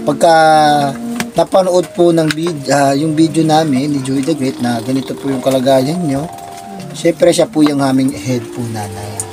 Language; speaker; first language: Filipino; non-native, local second language; Cebuano